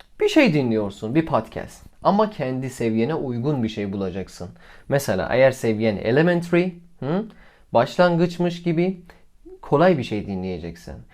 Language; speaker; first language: Turkish; non-native, fluent; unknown